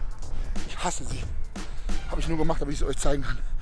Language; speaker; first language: German; native; German